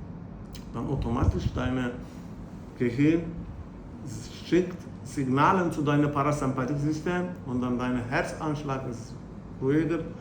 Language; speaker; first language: German; non-native, learner; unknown